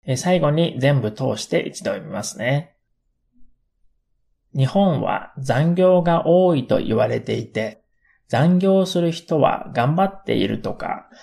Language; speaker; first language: Japanese; native; Japanese